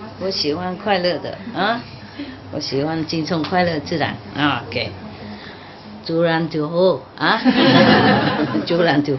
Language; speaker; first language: Chinese; non-native, fluent; Vietnamese